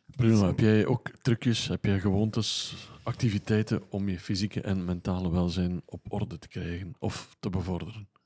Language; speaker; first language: Dutch; native; Dutch